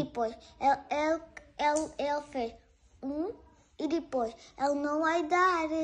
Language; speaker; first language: Portuguese; early bilingual, other home language; Urdu